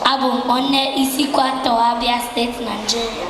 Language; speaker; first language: Igbo; early bilingual, heritage; Igbo